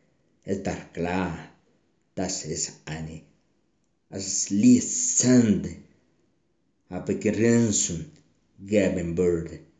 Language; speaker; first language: German; non-native, learner; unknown